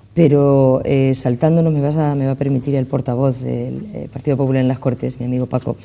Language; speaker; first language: Spanish; native; Spanish